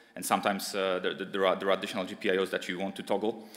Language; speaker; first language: English; non-native, fluent; Polish